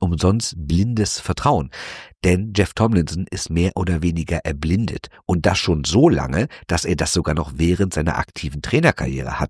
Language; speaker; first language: German; native; German